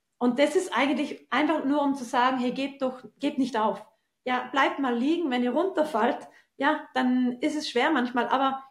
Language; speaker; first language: German; native; German